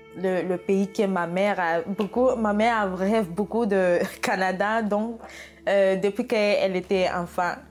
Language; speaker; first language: French; non-native, fluent; Swahili